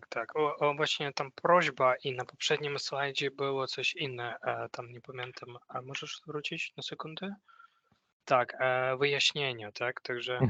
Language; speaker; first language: Polish; non-native, fluent; Ukrainian